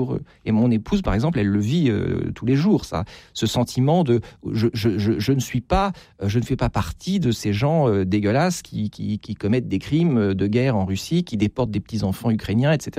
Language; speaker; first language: French; native; French